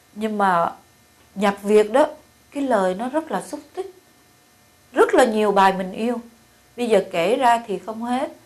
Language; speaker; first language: Vietnamese; native; Vietnamese